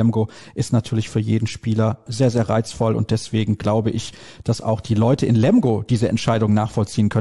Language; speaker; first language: German; native; German